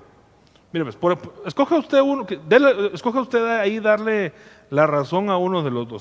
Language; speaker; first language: Spanish; native; Spanish